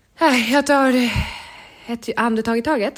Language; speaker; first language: Swedish; native; Swedish